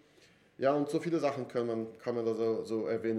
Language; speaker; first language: German; non-native, fluent; Portuguese